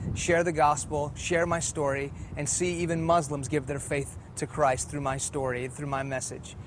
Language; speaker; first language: English; early bilingual, other home language; Persian